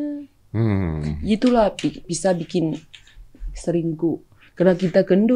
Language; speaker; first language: Indonesian; non-native, fluent; Thai